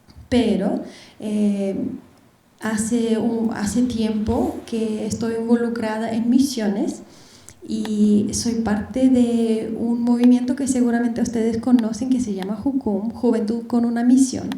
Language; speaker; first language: Spanish; non-native, fluent; Bulgarian